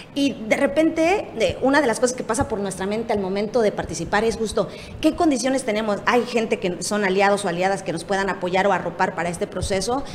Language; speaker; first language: Spanish; native; Spanish